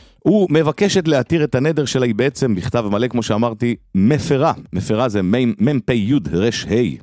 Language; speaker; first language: Hebrew; native; Hebrew